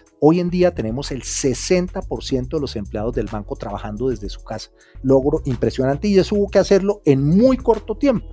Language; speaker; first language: Spanish; native; Spanish